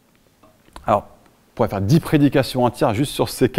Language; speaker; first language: French; native; French